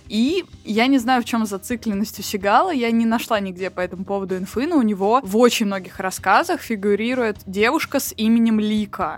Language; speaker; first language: Russian; native; Russian